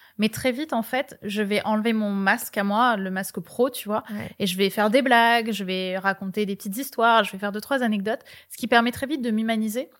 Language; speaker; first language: French; native; French